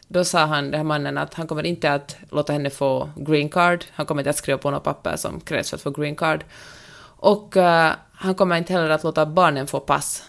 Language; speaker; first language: Swedish; native; Swedish